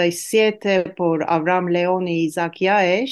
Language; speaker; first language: Spanish; non-native, fluent; Turkish